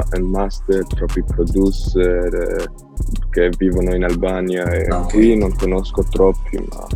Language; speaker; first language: Italian; non-native, learner; Albanian